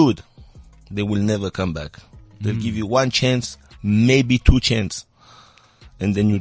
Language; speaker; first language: English; non-native, fluent; French